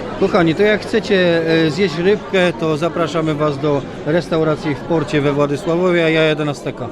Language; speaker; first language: Polish; native; Polish